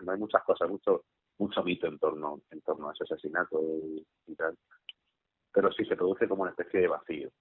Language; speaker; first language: Spanish; native; Spanish